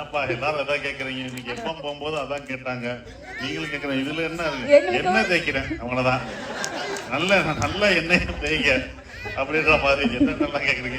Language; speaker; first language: Tamil; native; Tamil